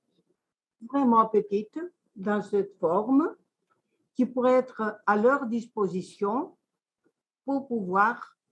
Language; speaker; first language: French; non-native, fluent; Greek